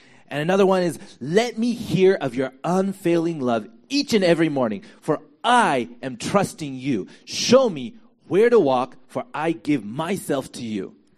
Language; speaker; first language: English; native; English